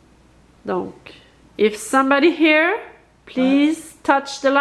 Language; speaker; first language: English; non-native, learner; French